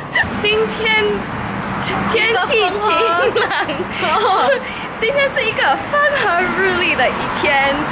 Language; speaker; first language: Chinese; non-native, local second language; English